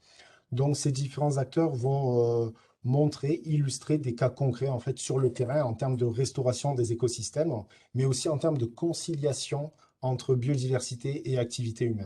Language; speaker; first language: French; native; French